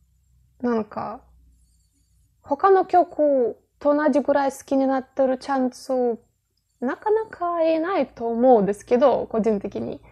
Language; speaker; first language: Japanese; non-native, fluent; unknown